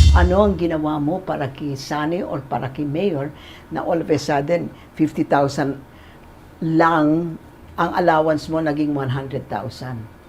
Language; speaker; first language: Filipino; native; Filipino